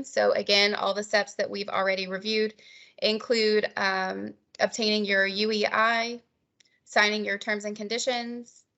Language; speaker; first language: English; native; English